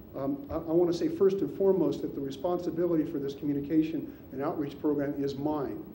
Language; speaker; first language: English; native; English